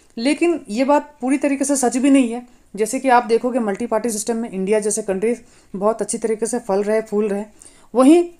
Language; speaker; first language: Hindi; non-native, local second language; Nepali